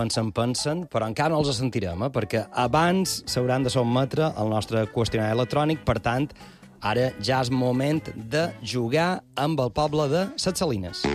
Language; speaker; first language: Catalan; native; Catalan